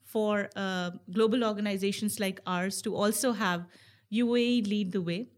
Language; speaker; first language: English; non-native, local second language; Hindi